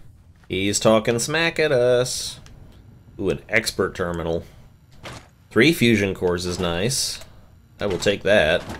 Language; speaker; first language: English; native; English